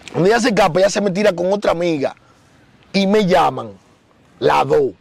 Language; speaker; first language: Spanish; native; Spanish